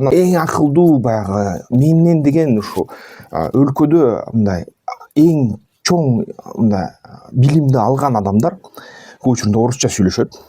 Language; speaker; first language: Kyrgyz; non-native, local second language; Russian